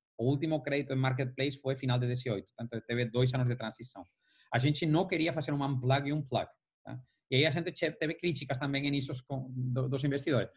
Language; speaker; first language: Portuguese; non-native, fluent; Spanish